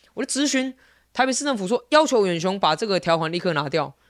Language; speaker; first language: Chinese; native; Chinese